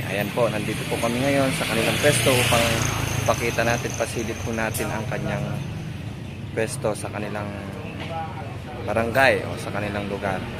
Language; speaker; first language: Filipino; native; Filipino